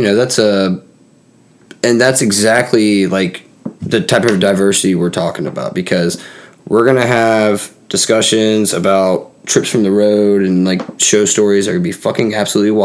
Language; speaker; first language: English; native; English